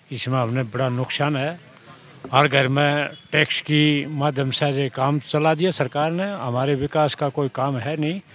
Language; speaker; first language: Hindi; native; Hindi